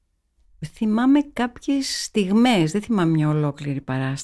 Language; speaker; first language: Greek; native; Greek